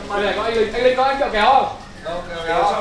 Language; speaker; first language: Vietnamese; native; Vietnamese